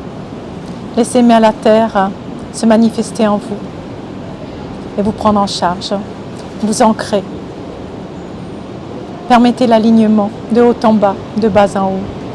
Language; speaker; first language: French; native; French